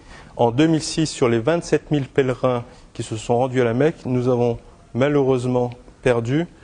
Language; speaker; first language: French; native; French